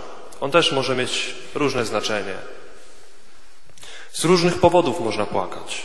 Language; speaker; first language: Polish; native; Polish